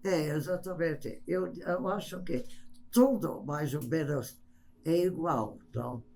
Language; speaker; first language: Portuguese; non-native, fluent; English